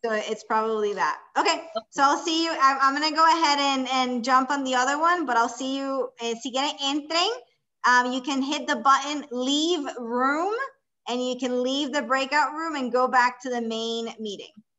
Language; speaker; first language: English; non-native, fluent; Spanish